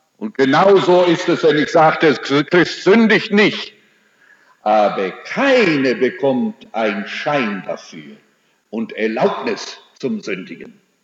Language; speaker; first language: German; early bilingual, heritage; German